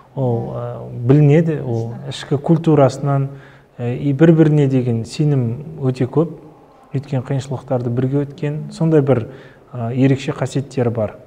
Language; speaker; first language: Kazakh; early bilingual, other home language; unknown